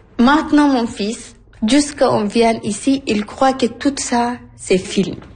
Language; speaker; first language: French; non-native, learner; Arabic